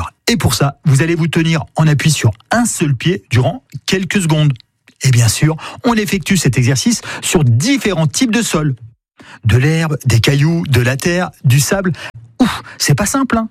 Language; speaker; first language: French; native; French